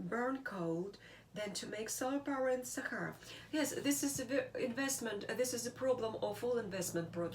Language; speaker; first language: English; non-native, learner; Russian